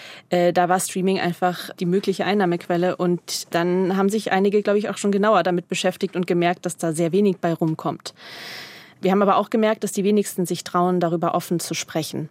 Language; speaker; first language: German; native; German